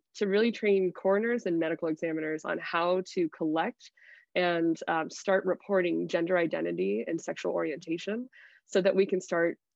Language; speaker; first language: English; native; English